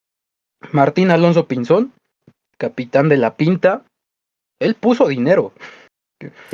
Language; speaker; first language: Spanish; native; Spanish